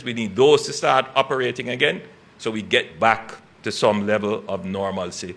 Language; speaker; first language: English; native; English